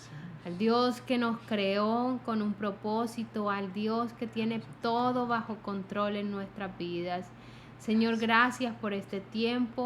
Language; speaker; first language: Spanish; native; Spanish